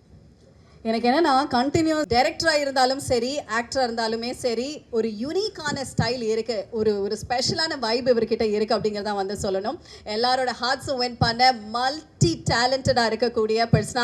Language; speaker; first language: Tamil; native; Tamil